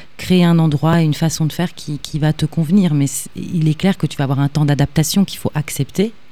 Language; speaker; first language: French; native; French